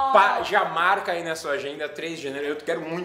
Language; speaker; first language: Portuguese; native; Portuguese